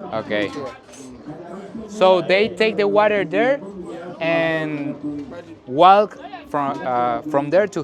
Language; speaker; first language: English; non-native, learner; Spanish